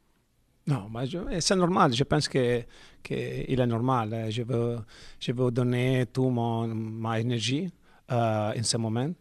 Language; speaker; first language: French; non-native, learner; Italian